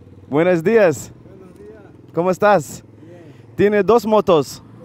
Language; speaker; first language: Spanish; non-native, learner; English